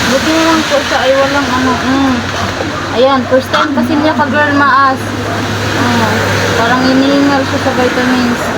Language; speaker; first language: Filipino; non-native, local second language; Cebuano